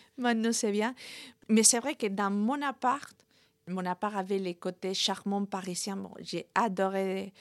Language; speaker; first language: French; non-native, fluent; Spanish